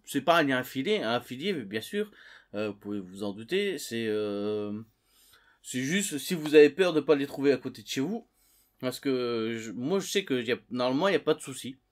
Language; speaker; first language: French; native; French